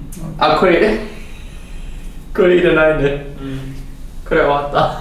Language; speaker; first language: Japanese; non-native, learner; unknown